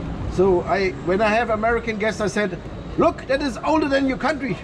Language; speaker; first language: English; non-native, fluent; Portuguese